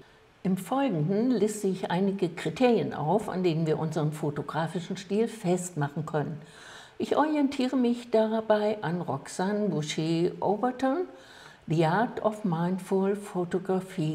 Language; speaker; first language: German; native; German